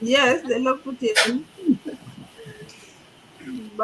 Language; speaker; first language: English; non-native, learner; French